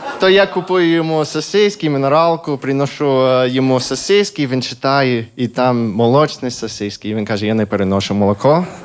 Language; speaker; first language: Ukrainian; non-native, fluent; English